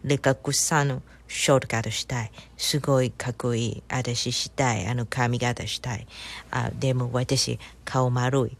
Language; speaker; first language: Japanese; non-native, learner; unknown